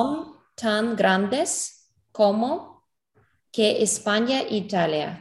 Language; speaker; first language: Spanish; non-native, learner; English